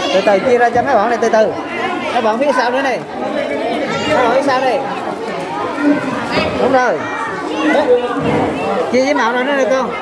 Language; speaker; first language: Vietnamese; native; Vietnamese